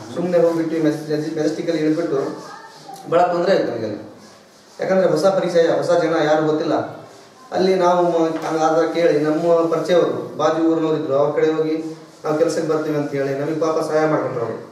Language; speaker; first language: Kannada; non-native, local second language; Lambadi